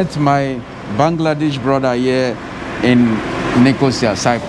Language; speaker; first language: English; non-native, fluent; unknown